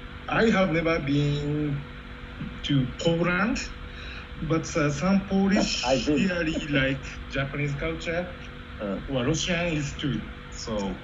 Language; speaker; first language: English; non-native, learner; Japanese